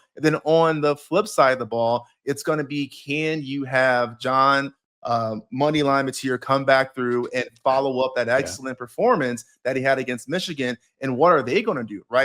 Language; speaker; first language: English; native; English